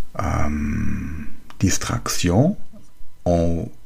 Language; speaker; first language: French; non-native, learner; German